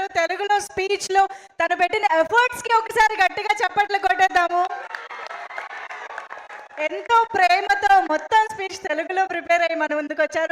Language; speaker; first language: Telugu; native; Telugu